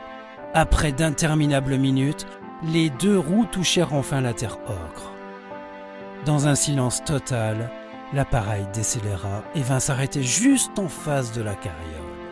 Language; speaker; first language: French; native; French